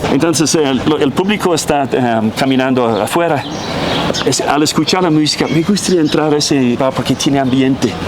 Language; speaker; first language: Spanish; non-native, fluent; English